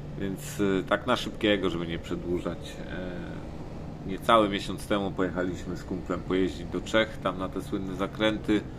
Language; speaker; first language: Polish; native; Polish